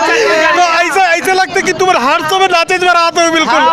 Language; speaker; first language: Hindi; non-native, local second language; Chhattisgarhi